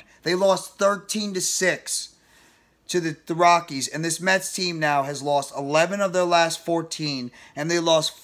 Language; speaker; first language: English; native; English